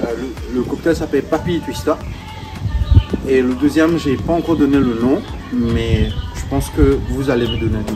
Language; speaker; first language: French; non-native, local second language; Morisyen